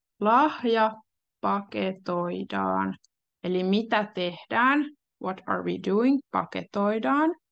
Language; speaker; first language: Finnish; native; Finnish